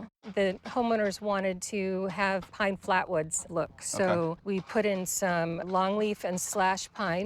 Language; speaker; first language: English; native; English